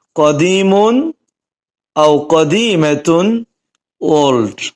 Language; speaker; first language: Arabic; non-native, learner; Bangla